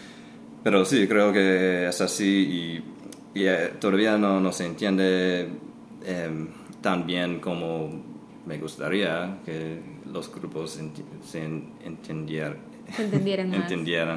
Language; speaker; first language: Spanish; non-native, fluent; English